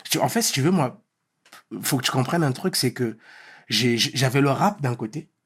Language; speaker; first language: French; early bilingual, other home language; Lingala